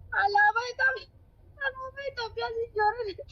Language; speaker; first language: Arabic; non-native, learner; Oromo